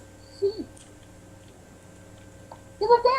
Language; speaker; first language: Portuguese; native; Portuguese